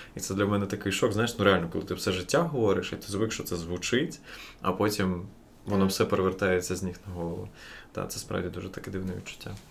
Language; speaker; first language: Ukrainian; non-native, local second language; Russian